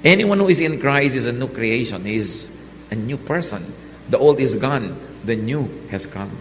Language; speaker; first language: English; non-native, local second language; Filipino